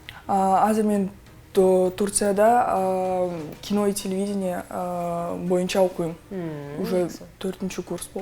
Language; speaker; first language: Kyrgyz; non-native, local second language; Russian